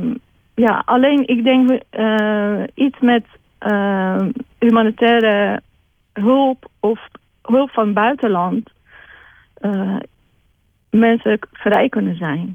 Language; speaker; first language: Dutch; non-native, fluent; Persian